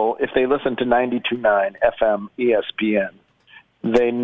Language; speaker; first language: English; native; English